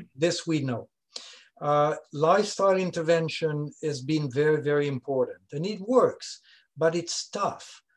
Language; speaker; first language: English; non-native, fluent; French